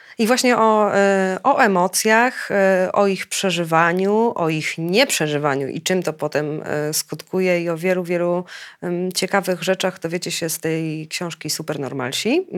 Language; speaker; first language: Polish; native; Polish